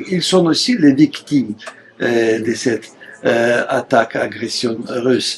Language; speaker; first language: French; non-native, fluent; Russian